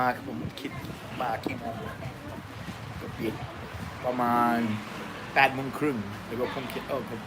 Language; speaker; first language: Thai; non-native, learner; English